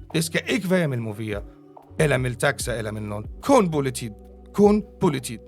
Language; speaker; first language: Danish; non-native, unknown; Arabic